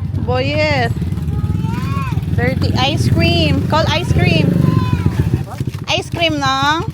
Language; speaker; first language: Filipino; non-native, local second language; Hiligaynon